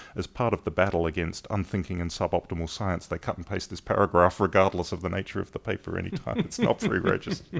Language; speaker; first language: English; native; English